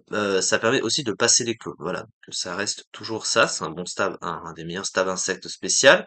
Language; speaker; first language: French; native; French